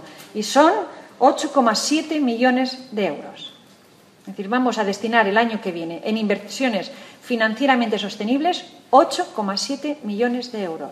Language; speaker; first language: Spanish; native; Spanish